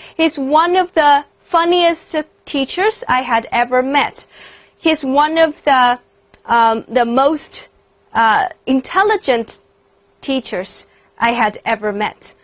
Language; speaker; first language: English; non-native, fluent; Chinese